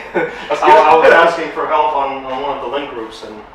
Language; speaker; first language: English; non-native, fluent; Romanian